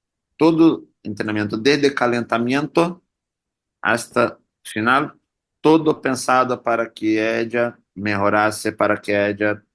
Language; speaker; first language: Spanish; non-native, learner; Portuguese